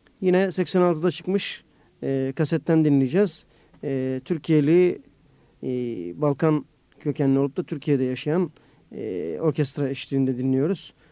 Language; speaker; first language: Turkish; native; Turkish